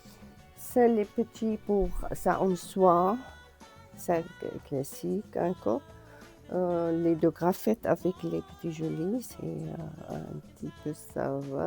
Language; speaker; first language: French; non-native, learner; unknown